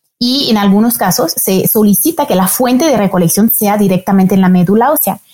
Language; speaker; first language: Spanish; non-native, fluent; French